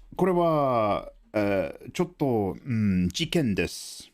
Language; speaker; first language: Japanese; non-native, learner; English